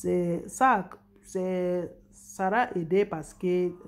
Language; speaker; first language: French; non-native, fluent; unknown